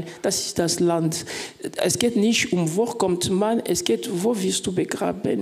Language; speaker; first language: German; non-native, fluent; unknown